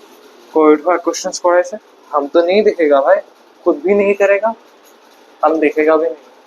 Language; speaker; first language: Hindi; non-native, local second language; Assamese